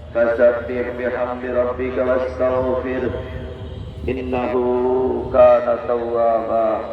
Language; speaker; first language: Arabic; non-native, fluent; Bangla